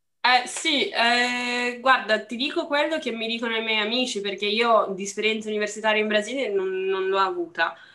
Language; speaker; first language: Italian; non-native, fluent; Portuguese